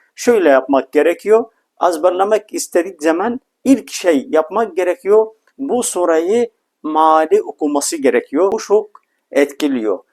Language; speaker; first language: Turkish; non-native, fluent; Arabic